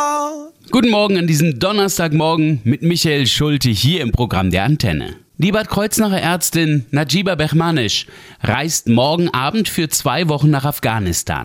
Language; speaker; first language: German; native; German